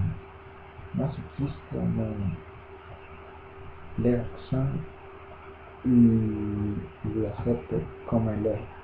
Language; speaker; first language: French; non-native, learner; Spanish